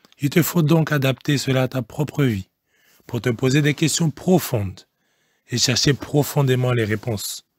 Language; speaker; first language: French; non-native, local second language; Lingala